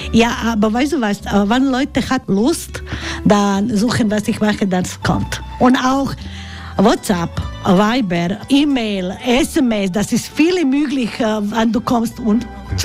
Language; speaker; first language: German; non-native, learner; Croatian